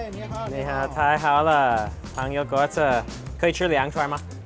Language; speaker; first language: Chinese; non-native, learner; English